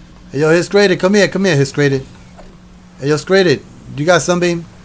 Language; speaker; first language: English; early bilingual, other home language; Spanish